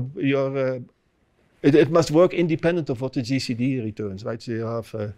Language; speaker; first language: English; non-native, fluent; Dutch